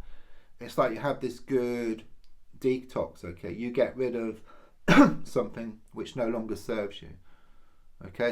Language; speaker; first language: English; native; English